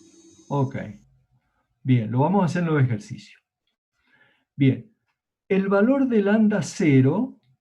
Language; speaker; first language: Spanish; native; Spanish